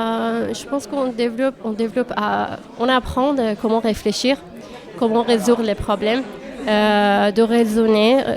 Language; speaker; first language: French; non-native, fluent; Persian